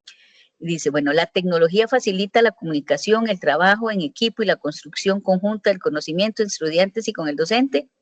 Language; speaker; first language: Spanish; native; Spanish